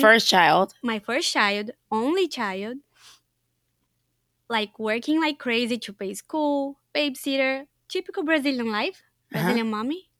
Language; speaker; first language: English; non-native, fluent; Portuguese